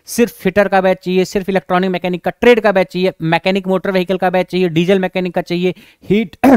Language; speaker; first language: Hindi; native; Hindi